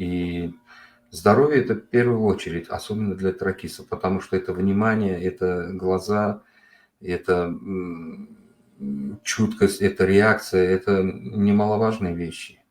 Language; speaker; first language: Russian; non-native, local second language; Uzbek